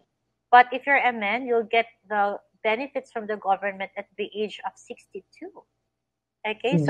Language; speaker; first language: English; non-native, fluent; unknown